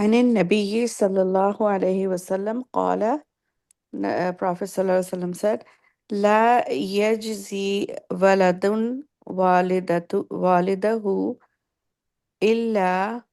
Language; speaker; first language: Arabic; non-native, learner; English